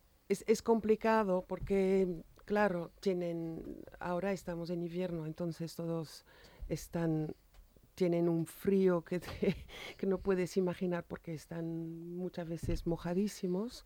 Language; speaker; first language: Spanish; non-native, fluent; French